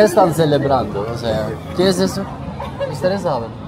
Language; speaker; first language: Spanish; non-native, learner; Swedish